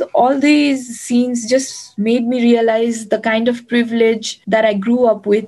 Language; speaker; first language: English; non-native, local second language; Nepali